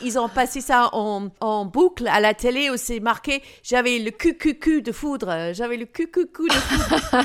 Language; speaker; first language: French; non-native, fluent; English